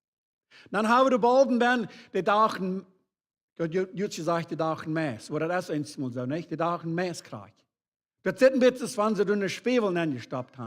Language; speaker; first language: German; non-native, learner; Low German